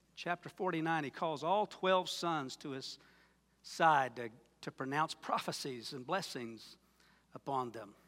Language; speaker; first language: English; native; English